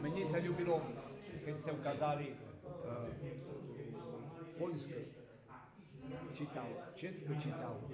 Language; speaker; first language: Slovak; non-native, local second language; Rusyn